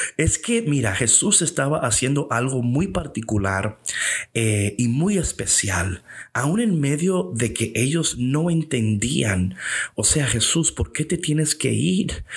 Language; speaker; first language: Spanish; early bilingual, heritage; English